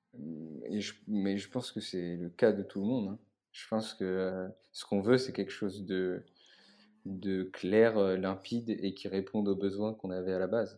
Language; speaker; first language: French; native; French